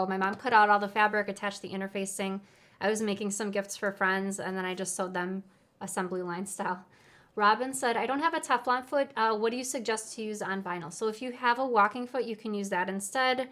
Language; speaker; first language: English; native; English